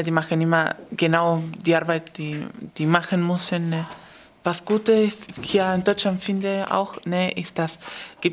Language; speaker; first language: German; non-native, learner; Spanish